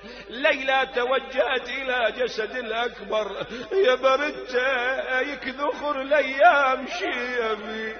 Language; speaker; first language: Arabic; native; Arabic